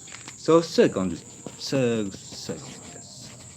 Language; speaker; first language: English; non-native, learner; French